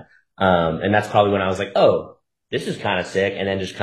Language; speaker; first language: English; native; English